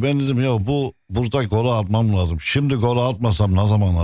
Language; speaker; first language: Turkish; non-native, fluent; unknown